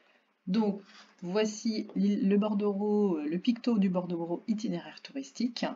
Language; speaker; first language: French; native; French